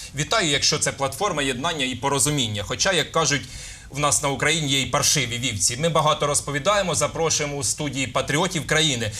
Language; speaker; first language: Ukrainian; native; Ukrainian